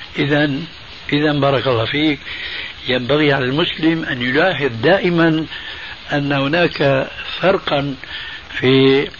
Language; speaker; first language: Arabic; native; Arabic